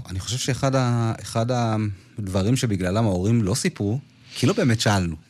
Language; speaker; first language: Hebrew; early bilingual, other home language; Amharic